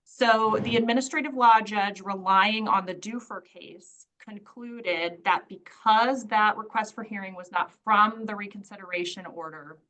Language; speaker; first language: English; native; English